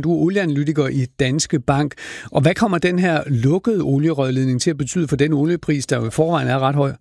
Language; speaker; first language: Danish; native; Danish